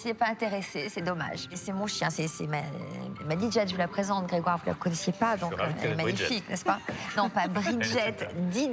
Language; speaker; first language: French; native; French